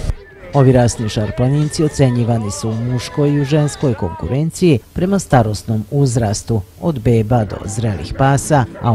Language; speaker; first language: Serbian; native; Serbian